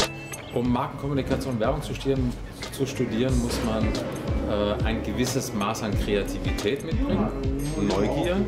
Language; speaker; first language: German; native; German